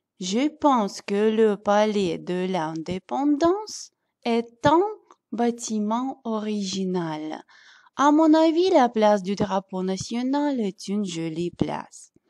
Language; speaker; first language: French; non-native, fluent; Russian